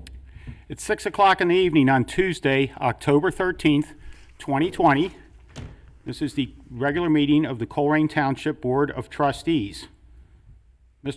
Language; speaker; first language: English; native; English